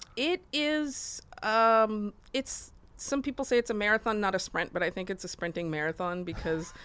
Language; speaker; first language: English; native; English